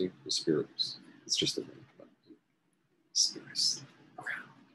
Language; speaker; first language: English; native; English